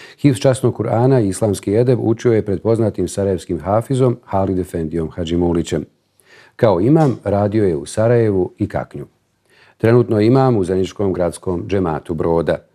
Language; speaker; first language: Bosnian; native; Bosnian